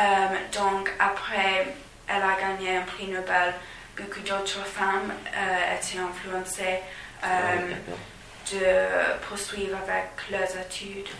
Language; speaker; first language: French; non-native, fluent; English